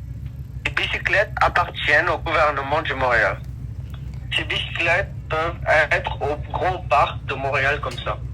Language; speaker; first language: French; non-native, learner; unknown